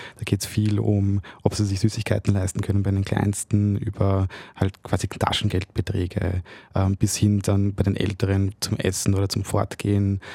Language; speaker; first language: German; early bilingual, other home language; Bosnian